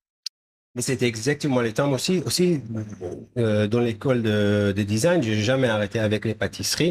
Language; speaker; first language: French; non-native, fluent; Hebrew